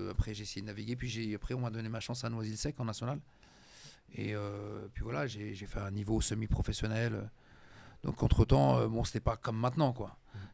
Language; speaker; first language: French; native; French